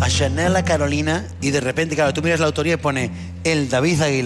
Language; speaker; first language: Spanish; native; Spanish